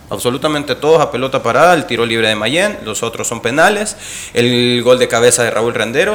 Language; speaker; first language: Spanish; native; Spanish